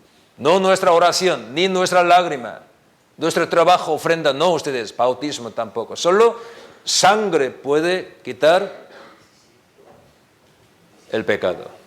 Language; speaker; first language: Spanish; non-native, learner; Korean